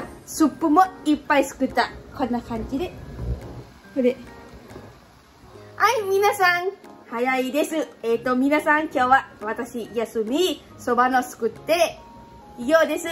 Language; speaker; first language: Japanese; non-native, learner; Lao